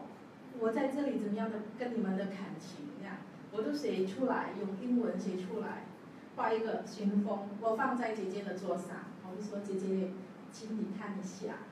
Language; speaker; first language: Chinese; non-native, learner; Javanese